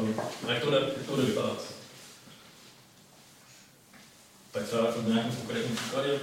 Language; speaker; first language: Czech; native; Czech